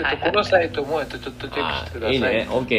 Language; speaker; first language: Japanese; non-native, learner; Bangla